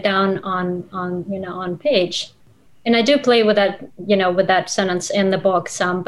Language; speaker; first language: English; non-native, fluent; Russian